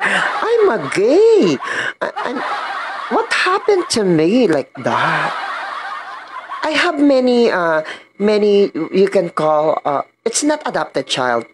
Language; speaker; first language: English; non-native, learner; Filipino